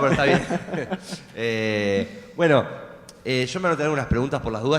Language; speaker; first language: Spanish; native; Spanish